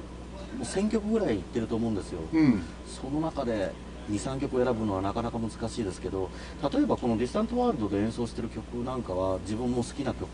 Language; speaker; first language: Japanese; native; Japanese